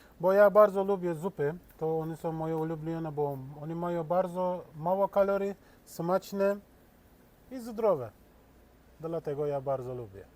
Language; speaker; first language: Polish; non-native, learner; Turkish